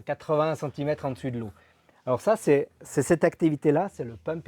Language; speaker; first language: French; native; French